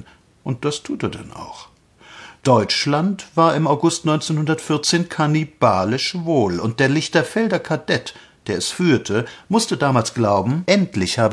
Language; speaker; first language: German; native; German